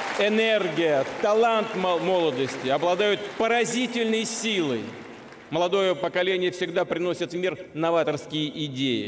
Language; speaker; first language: Russian; native; Russian